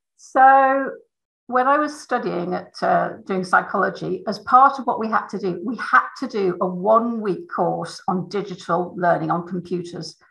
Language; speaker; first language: English; native; English